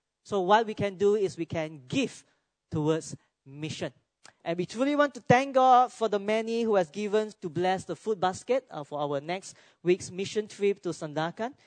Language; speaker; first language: English; non-native, local second language; Cantonese